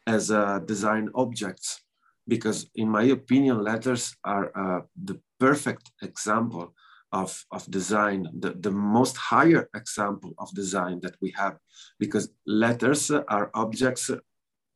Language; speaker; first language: English; non-native, learner; Italian